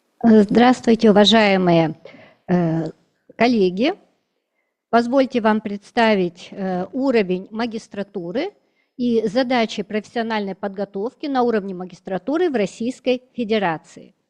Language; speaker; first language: Russian; native; Russian